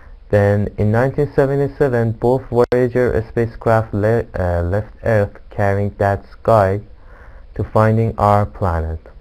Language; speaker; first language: English; non-native, fluent; Persian